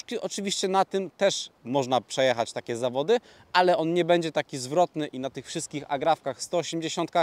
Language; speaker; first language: Polish; native; Polish